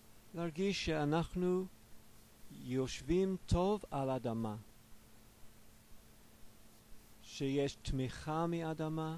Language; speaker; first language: Hebrew; non-native, fluent; English